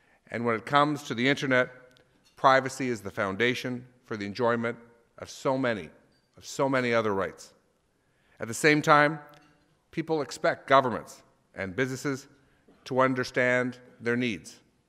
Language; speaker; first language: English; native; English